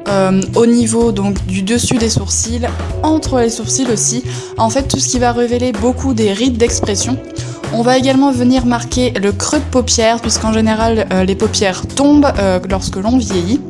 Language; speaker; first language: French; native; French